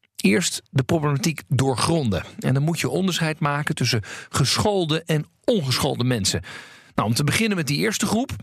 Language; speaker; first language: Dutch; native; Dutch